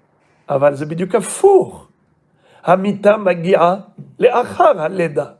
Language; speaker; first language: Hebrew; non-native, fluent; French